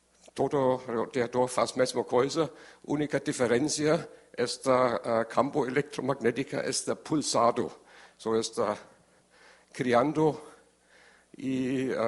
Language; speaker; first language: Portuguese; non-native, learner; German